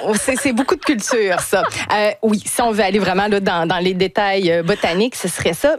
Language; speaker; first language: French; native; French